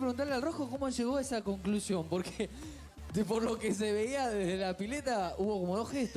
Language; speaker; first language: Spanish; native; Spanish